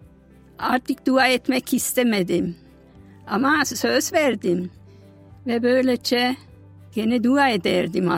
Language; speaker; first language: Turkish; non-native, fluent; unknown